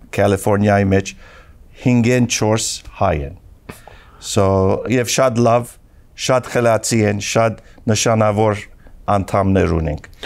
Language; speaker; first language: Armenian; early bilingual, heritage; Armenian